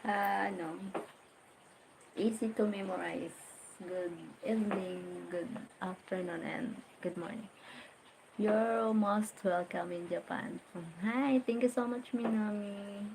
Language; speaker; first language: English; non-native, learner; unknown